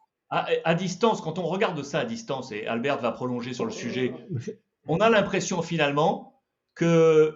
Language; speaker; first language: French; native; French